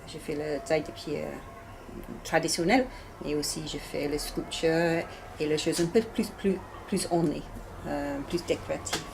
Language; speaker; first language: French; non-native, learner; English